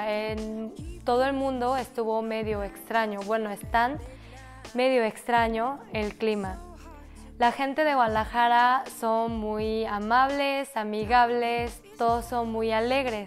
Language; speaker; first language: Spanish; early bilingual, other home language; Korean